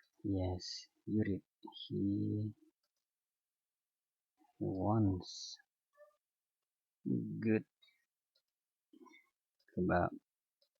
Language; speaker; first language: English; non-native, fluent; Indonesian